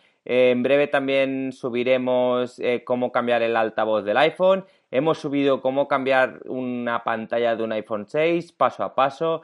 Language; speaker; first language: Spanish; native; Spanish